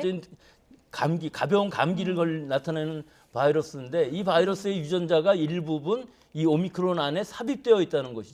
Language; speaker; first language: Korean; native; Korean